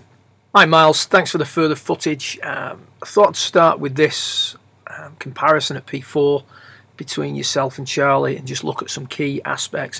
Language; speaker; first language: English; native; English